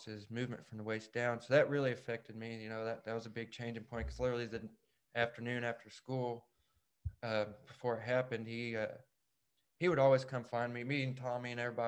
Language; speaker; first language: English; native; English